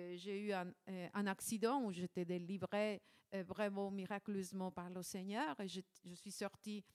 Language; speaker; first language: French; non-native, fluent; Spanish